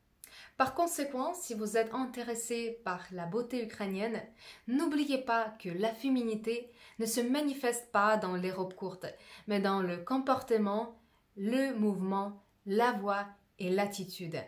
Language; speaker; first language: French; non-native, fluent; Russian